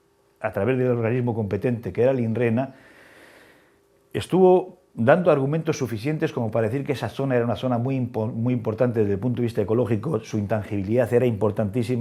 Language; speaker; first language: Spanish; native; Spanish